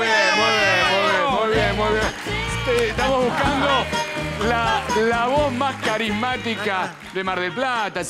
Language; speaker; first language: Spanish; native; Spanish